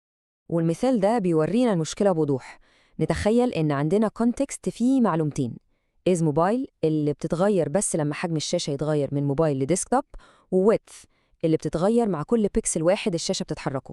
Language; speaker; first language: Arabic; native; Arabic